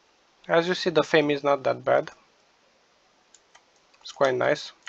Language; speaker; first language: English; non-native, fluent; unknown